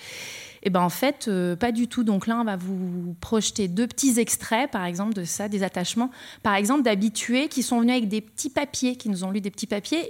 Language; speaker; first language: French; native; French